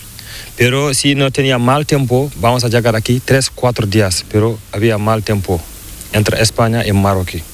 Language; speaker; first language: Spanish; non-native, learner; Fula